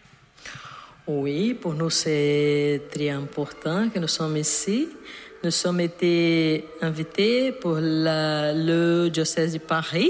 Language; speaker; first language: French; non-native, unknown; Portuguese